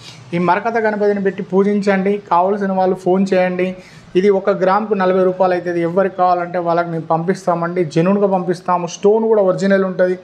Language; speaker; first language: Telugu; native; Telugu